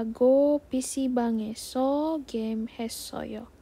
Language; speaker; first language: Korean; non-native, fluent; Indonesian